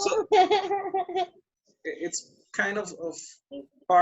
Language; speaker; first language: English; non-native, fluent; Spanish